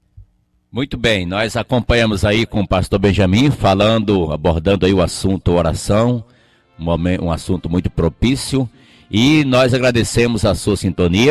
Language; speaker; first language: Portuguese; native; Portuguese